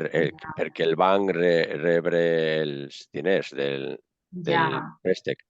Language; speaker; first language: Catalan; non-native, local second language; Spanish